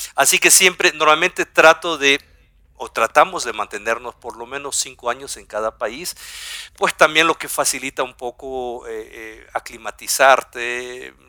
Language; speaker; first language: Spanish; non-native, local second language; German